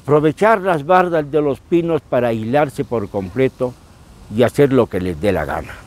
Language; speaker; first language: Spanish; native; Spanish